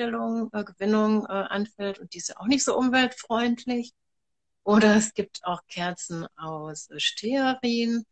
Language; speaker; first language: German; native; German